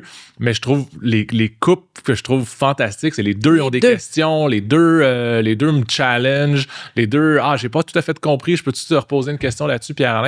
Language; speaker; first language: French; native; French